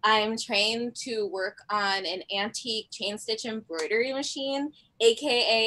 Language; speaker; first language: English; native; English